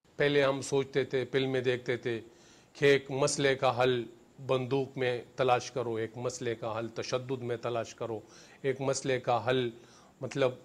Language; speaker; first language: Urdu; non-native, local second language; Pashto